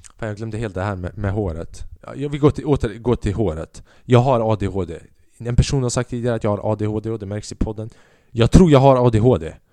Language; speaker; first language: Swedish; early bilingual, other home language; Albanian